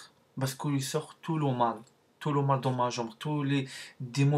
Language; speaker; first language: French; non-native, learner; Arabic